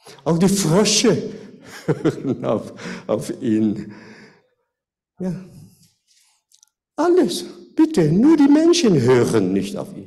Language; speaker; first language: German; non-native, fluent; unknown